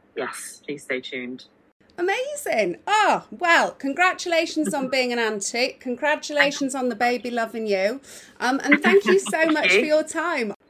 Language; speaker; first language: English; native; English